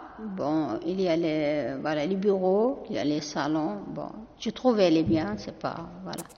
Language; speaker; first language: French; non-native, learner; Arabic